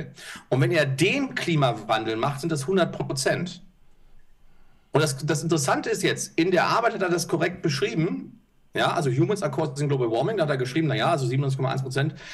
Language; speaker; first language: German; native; German